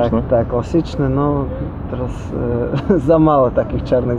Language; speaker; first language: Polish; non-native, learner; Russian